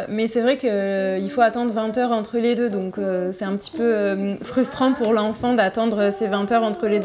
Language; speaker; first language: French; native; French